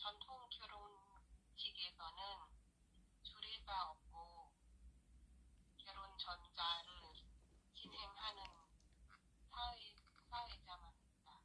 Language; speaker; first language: Korean; non-native, learner; Thai